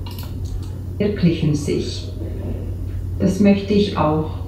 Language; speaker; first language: German; non-native, learner; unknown